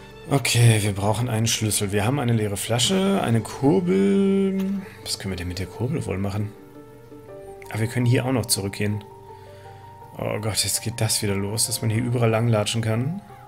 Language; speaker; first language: German; native; German